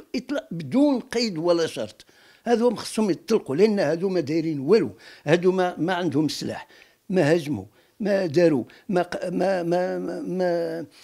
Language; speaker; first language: Arabic; non-native, local second language; Riffian